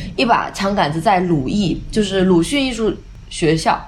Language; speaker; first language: Chinese; non-native, local second language; Wu Chinese